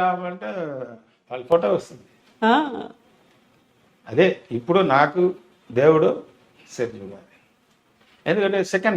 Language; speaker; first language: Telugu; non-native, local second language; Tamil